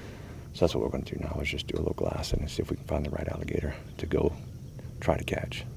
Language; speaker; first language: English; native; English